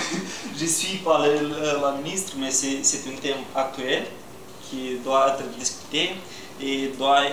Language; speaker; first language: French; non-native, learner; Romanian